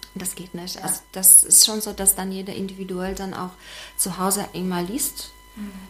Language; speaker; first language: German; non-native, fluent; Polish